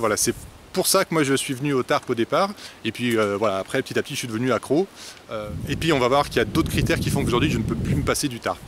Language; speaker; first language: French; native; French